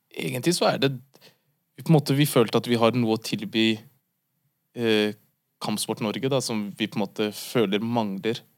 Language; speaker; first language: Norwegian; early bilingual, other home language; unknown